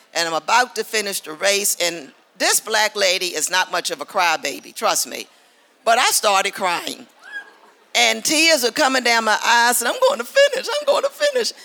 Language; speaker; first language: English; native; English